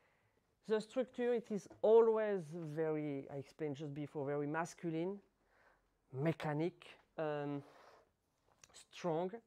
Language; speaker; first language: English; non-native, learner; French